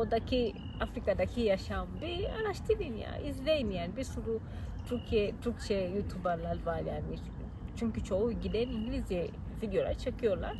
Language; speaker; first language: Turkish; non-native, fluent; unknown